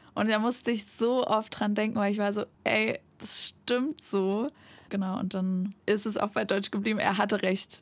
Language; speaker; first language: German; native; German